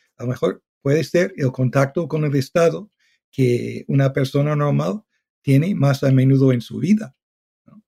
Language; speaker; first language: Spanish; non-native, fluent; English